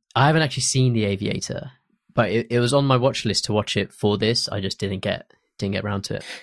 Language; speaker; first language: English; early bilingual, other home language; Hindi